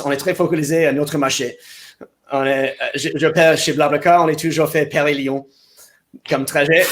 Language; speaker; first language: French; non-native, fluent; English